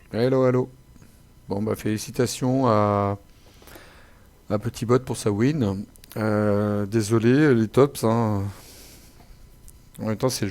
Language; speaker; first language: French; native; French